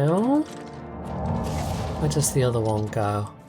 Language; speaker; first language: English; native; English